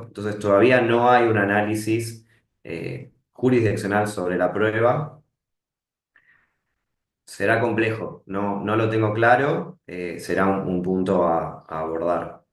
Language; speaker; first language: Spanish; native; Spanish